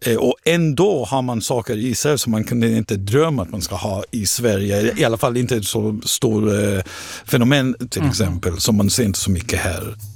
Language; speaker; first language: Swedish; non-native, fluent; Hebrew